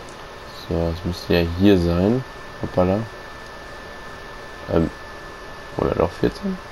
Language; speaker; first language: German; native; German